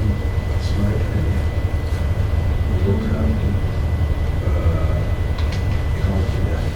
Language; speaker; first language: English; non-native, learner; Arabic